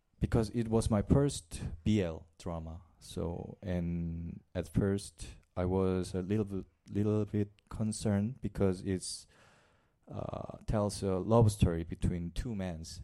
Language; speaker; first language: English; non-native, learner; Korean